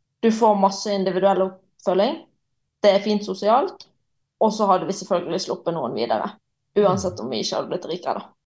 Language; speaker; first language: Norwegian; native; Norwegian